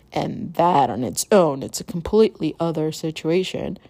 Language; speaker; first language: English; early bilingual, other home language; Spanish